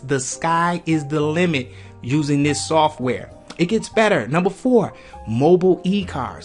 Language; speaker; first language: English; native; English